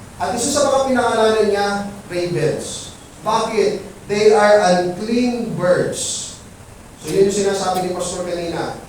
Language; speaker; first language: Filipino; non-native, local second language; Iloko